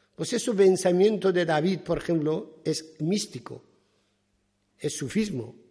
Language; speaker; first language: Spanish; non-native, fluent; Persian